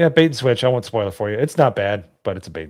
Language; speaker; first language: English; native; English